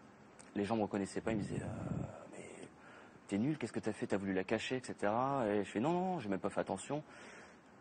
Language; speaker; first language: French; native; French